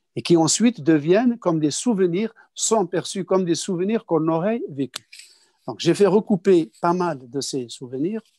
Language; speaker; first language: French; non-native, local second language; Kabyle